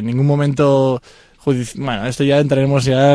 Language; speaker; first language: Spanish; native; Spanish